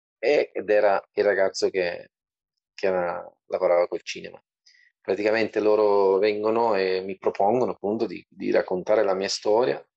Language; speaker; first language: Italian; non-native, fluent; Portuguese